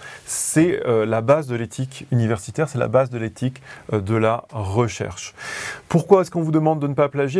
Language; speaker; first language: French; native; French